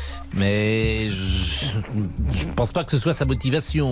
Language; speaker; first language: French; native; French